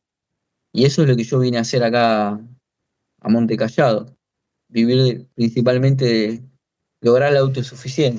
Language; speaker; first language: Spanish; native; Spanish